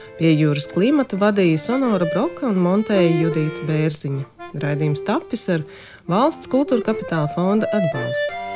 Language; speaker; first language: Latvian; native; Latvian